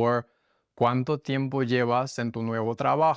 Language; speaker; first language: Spanish; non-native, fluent; English